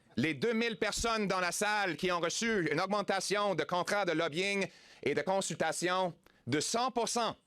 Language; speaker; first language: French; non-native, local second language; English